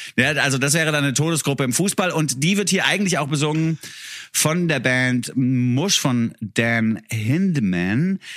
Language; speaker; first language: German; native; German